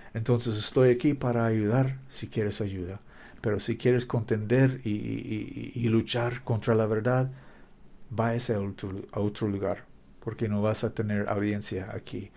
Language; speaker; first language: Spanish; non-native, learner; English